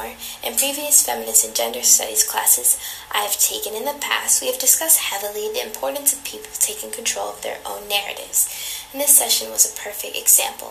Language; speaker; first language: English; native; English